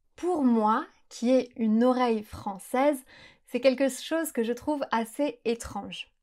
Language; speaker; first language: French; native; French